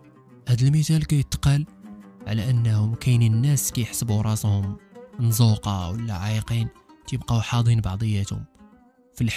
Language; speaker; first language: Arabic; native; Arabic